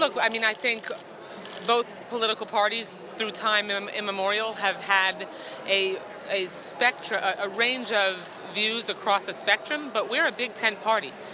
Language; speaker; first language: English; native; English